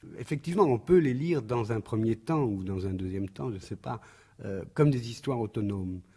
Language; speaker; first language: French; native; French